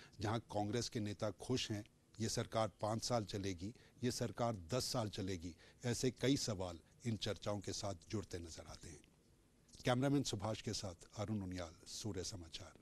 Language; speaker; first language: Hindi; native; Hindi